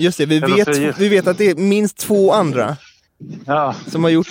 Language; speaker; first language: Swedish; native; Swedish